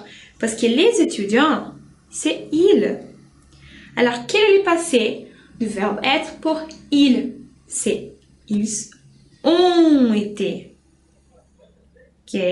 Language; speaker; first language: French; non-native, fluent; Portuguese